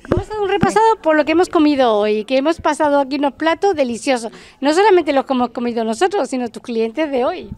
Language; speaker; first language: Spanish; native; Spanish